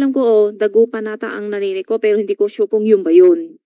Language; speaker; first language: Filipino; non-native, learner; Chinese